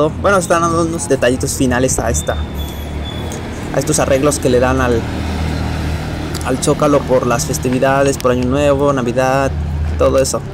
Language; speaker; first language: Spanish; native; Spanish